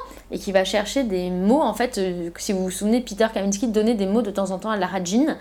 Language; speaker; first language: French; native; French